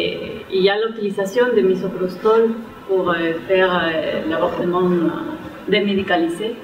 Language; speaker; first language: French; non-native, fluent; Spanish